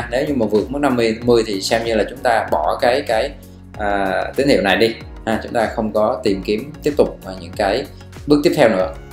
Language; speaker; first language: Vietnamese; native; Vietnamese